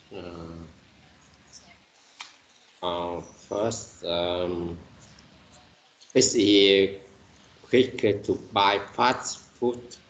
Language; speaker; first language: English; non-native, learner; Vietnamese